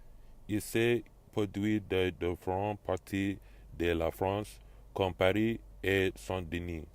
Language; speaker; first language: French; non-native, learner; English